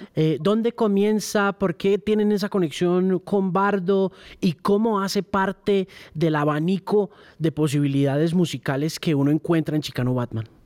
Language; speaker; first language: Spanish; native; Spanish